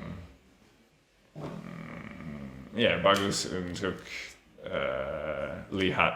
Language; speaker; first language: Indonesian; non-native, learner; English